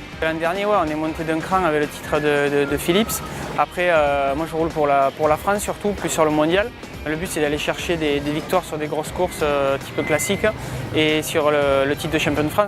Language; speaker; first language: French; native; French